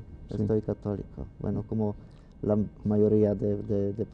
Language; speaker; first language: Spanish; non-native, fluent; Polish